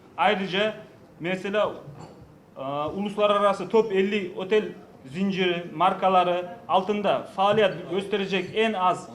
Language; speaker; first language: Turkish; non-native, learner; Uzbek